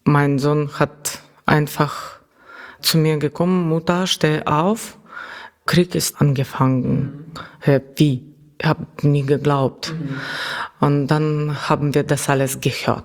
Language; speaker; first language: German; non-native, learner; Russian